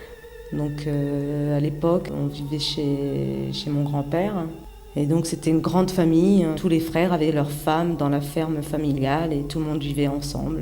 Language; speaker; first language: French; early bilingual, other home language; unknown